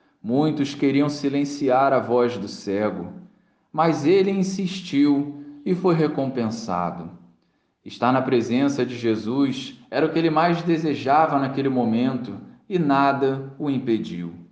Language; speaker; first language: Portuguese; native; Portuguese